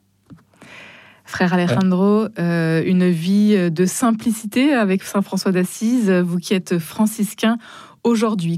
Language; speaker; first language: French; native; French